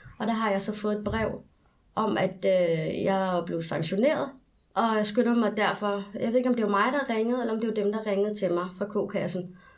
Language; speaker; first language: Danish; early bilingual, other home language; Arabic